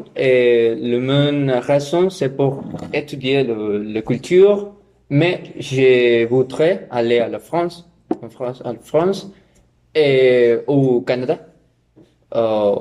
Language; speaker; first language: French; non-native, learner; Spanish